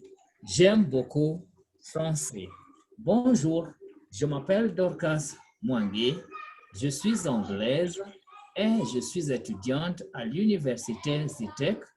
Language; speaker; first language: French; non-native, fluent; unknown